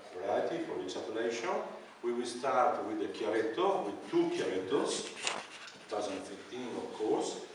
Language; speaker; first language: English; non-native, fluent; Italian